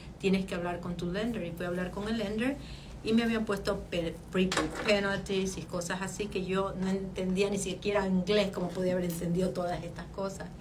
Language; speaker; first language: Spanish; native; Spanish